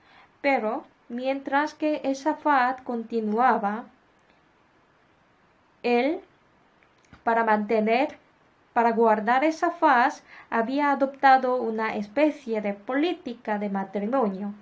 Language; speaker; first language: Spanish; non-native, fluent; Korean